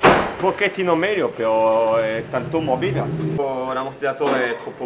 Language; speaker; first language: Italian; non-native, learner; French